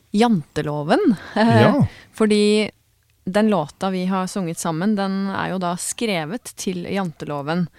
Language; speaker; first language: Norwegian; native; Norwegian